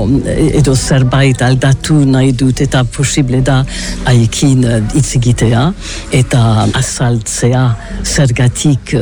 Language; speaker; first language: Basque; non-native, learner; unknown